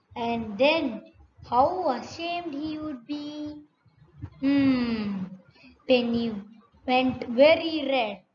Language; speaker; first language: English; non-native, local second language; Tamil